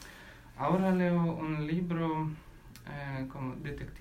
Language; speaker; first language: Spanish; non-native, learner; Ukrainian